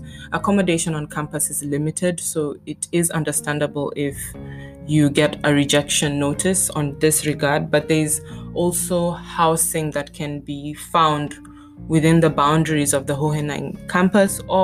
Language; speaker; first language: English; non-native, local second language; Tswana